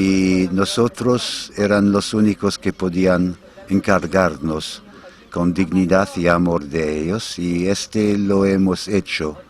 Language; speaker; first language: Spanish; non-native, fluent; English